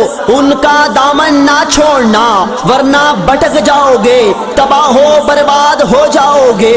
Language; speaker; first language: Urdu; non-native, local second language; Punjabi